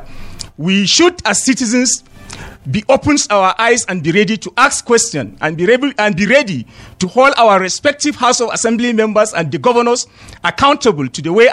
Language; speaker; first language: English; non-native, local second language; Hausa